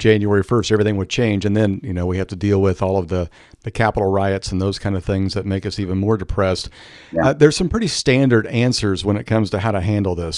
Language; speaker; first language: English; native; English